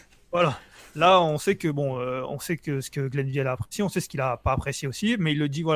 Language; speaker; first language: French; native; French